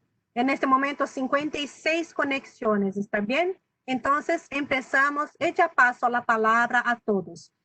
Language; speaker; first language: Spanish; non-native, fluent; Portuguese